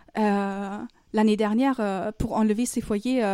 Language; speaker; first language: French; non-native, fluent; German